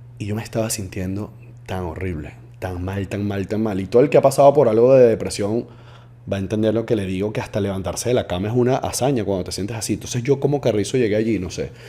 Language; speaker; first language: Spanish; native; Spanish